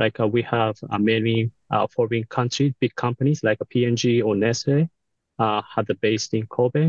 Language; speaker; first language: English; non-native, fluent; Japanese